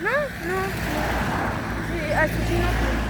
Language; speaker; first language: French; native; French